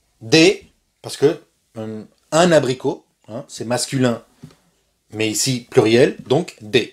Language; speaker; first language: French; non-native, fluent; Spanish